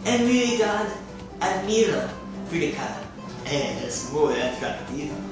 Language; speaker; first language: Spanish; non-native, learner; English